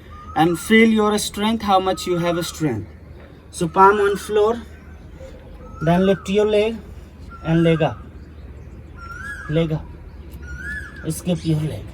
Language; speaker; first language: English; non-native, local second language; Hindi